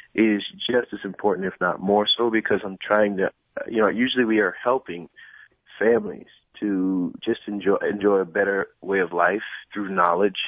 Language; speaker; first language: English; native; English